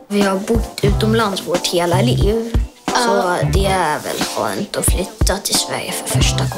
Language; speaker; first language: Swedish; early bilingual, heritage; Swedish